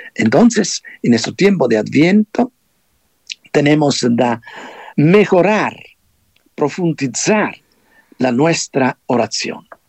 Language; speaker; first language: Spanish; non-native, fluent; Italian